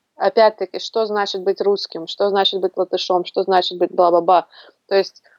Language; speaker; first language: Russian; native; Russian